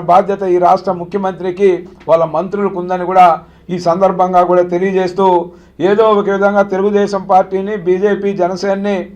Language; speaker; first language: Telugu; native; Telugu